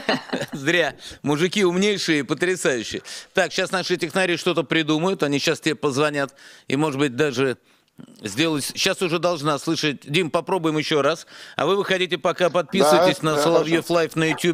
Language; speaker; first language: Russian; native; Russian